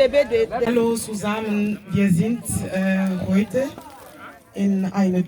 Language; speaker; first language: German; non-native, fluent; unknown